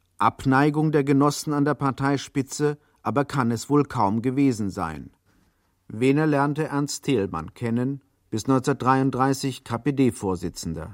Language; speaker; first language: German; native; German